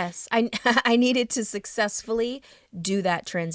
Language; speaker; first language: English; native; English